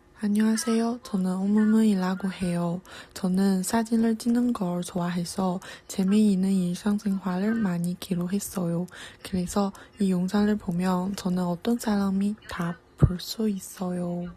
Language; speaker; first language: Korean; non-native, learner; Chinese